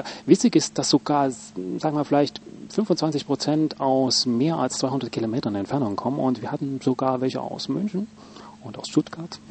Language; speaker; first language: German; native; German